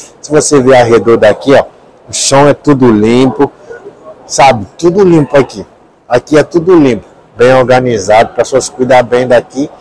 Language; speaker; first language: Portuguese; non-native, learner; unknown